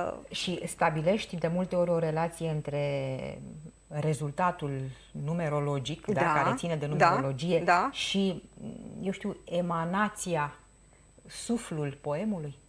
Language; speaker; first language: Romanian; native; Romanian